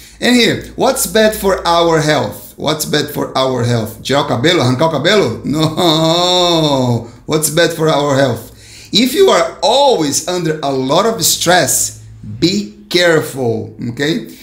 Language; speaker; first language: English; non-native, fluent; Portuguese